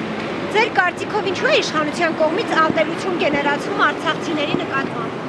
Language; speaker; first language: Armenian; native; Armenian